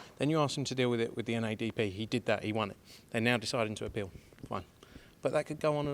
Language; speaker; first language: English; native; English